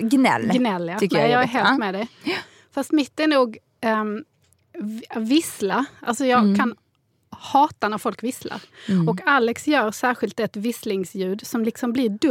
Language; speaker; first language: Swedish; native; Swedish